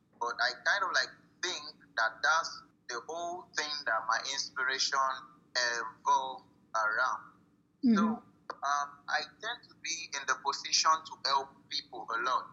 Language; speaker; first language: English; non-native, local second language; Yoruba